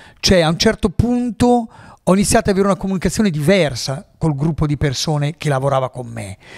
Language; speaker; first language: Italian; native; Italian